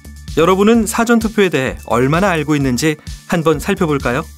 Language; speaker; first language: Korean; native; Korean